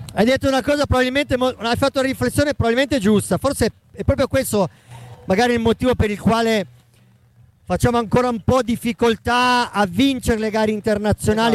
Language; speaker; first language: Italian; native; Italian